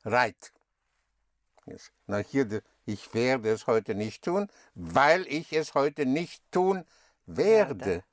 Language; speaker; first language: German; non-native, fluent; English